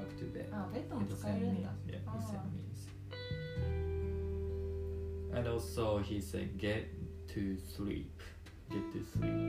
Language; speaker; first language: English; non-native, learner; Japanese